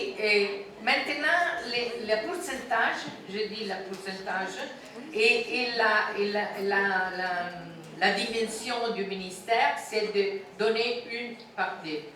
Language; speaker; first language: French; non-native, fluent; Italian